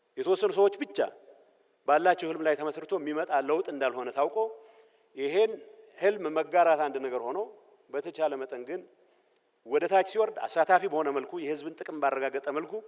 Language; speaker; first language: Amharic; non-native, local second language; Tigrinya